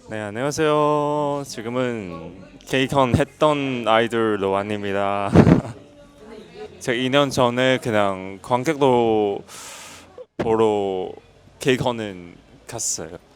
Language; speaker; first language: Korean; non-native, learner; Chinese